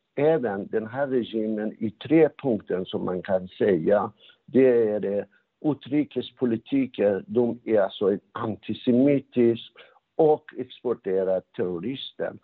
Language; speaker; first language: Swedish; non-native, fluent; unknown